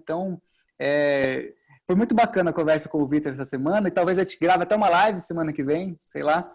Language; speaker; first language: Portuguese; native; Portuguese